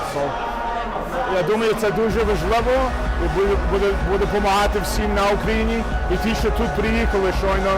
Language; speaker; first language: Ukrainian; early bilingual, heritage; English